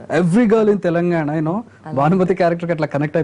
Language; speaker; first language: Telugu; native; Telugu